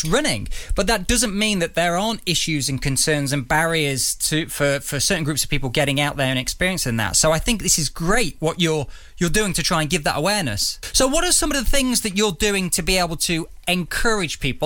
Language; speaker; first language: English; native; English